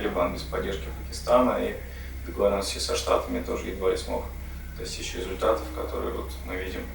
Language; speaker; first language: Russian; native; Russian